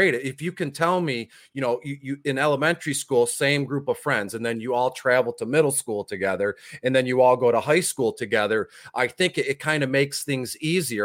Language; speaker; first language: English; native; English